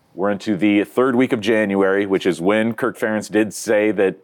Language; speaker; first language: English; native; English